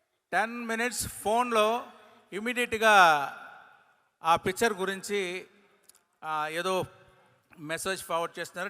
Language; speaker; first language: Telugu; non-native, learner; Tamil